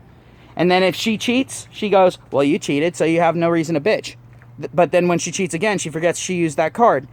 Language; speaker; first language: English; native; English